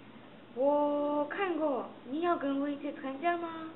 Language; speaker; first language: Chinese; non-native, learner; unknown